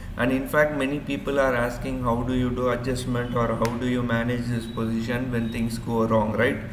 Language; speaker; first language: English; non-native, local second language; Urdu